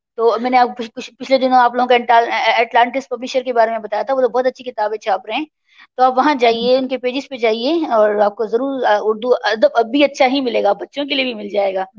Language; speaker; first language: Urdu; native; Urdu